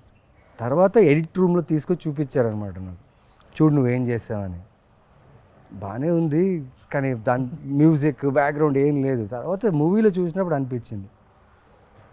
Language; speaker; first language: Telugu; native; Telugu